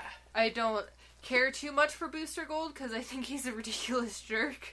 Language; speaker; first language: English; native; English